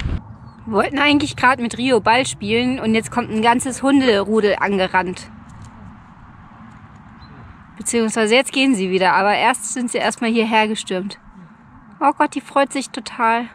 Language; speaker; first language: German; native; German